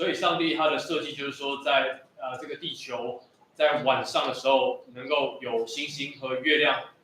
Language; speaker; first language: Chinese; native; Chinese